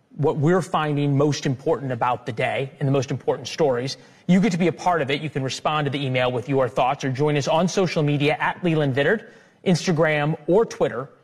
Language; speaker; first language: English; native; English